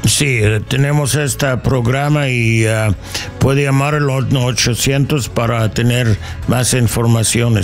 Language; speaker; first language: Spanish; non-native, learner; English